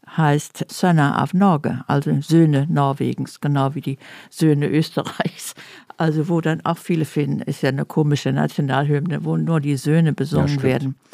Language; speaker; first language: German; native; German